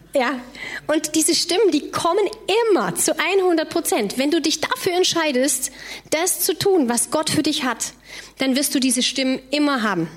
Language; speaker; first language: German; native; German